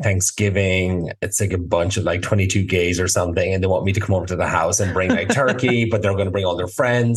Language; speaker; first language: English; native; English